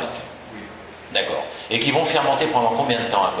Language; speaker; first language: French; native; French